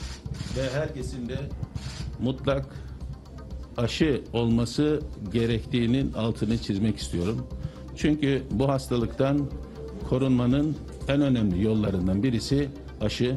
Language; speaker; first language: Turkish; native; Turkish